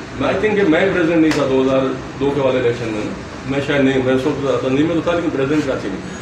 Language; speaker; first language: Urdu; native; Urdu